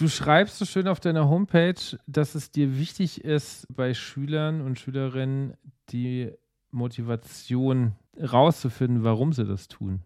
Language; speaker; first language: German; native; German